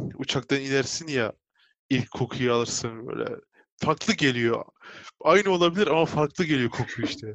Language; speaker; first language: Turkish; early bilingual, heritage; Turkish